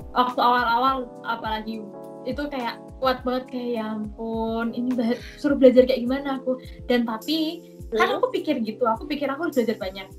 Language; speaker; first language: Indonesian; native; Indonesian